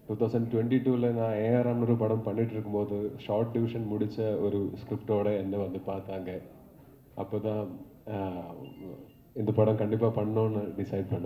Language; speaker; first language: Tamil; non-native, local second language; Malayalam